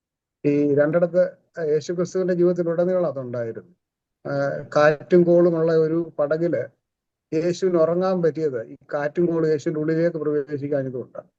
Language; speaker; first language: Malayalam; native; Malayalam